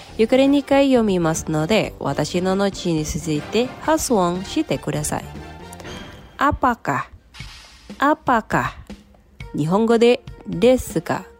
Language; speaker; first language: Japanese; non-native, fluent; Indonesian